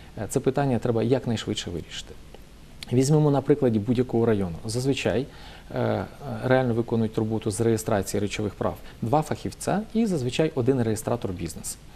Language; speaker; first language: Ukrainian; native; Ukrainian